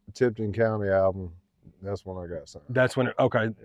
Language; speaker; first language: English; native; English